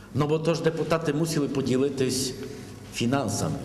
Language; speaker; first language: Ukrainian; early bilingual, heritage; Ukrainian